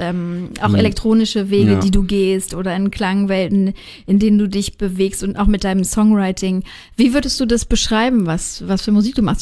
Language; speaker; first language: German; native; German